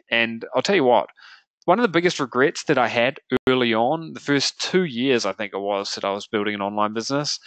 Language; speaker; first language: English; native; English